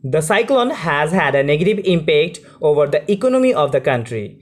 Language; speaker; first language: English; non-native, local second language; Bangla